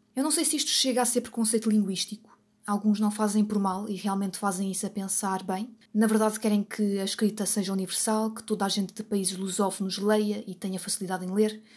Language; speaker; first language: Portuguese; native; Portuguese